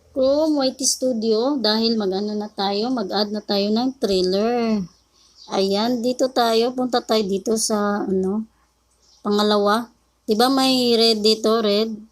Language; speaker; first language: Filipino; native; Filipino